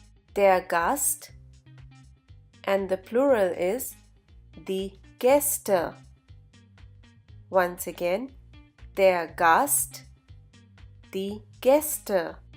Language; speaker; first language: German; non-native, fluent; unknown